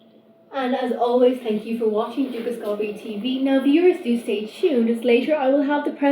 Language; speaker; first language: English; native; English